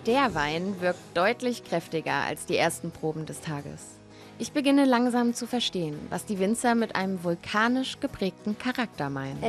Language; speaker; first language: German; native; German